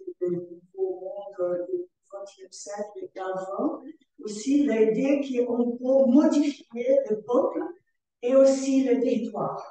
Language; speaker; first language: French; non-native, learner; Portuguese